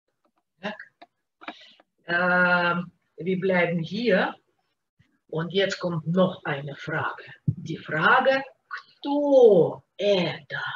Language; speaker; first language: German; non-native, fluent; Russian